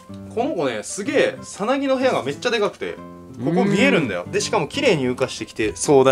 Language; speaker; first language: Japanese; native; Japanese